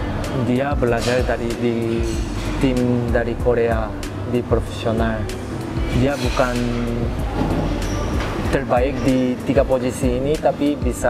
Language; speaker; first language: Indonesian; non-native, fluent; Korean